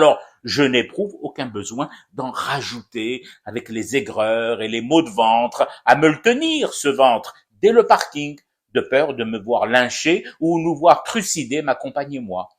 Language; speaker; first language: French; non-native, local second language; Arabic